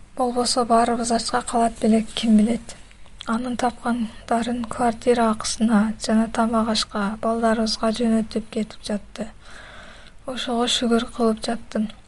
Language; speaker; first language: Kyrgyz; native; Kyrgyz